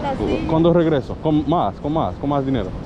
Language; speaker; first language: Spanish; non-native, learner; English